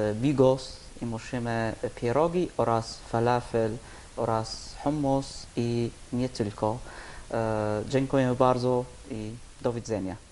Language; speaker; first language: Polish; non-native, learner; Arabic